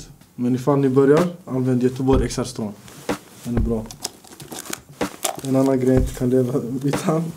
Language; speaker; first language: Swedish; early bilingual, other home language; Bosnian